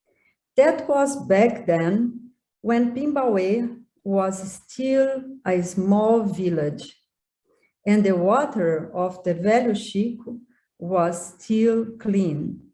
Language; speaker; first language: English; non-native, learner; Portuguese